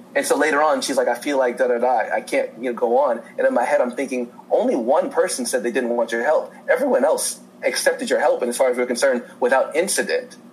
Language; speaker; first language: English; native; English